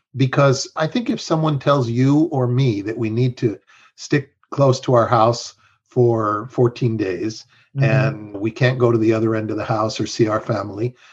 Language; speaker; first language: English; early bilingual, other home language; Spanish